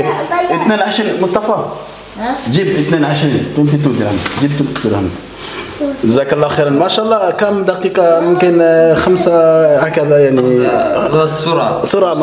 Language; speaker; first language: Arabic; non-native, learner; French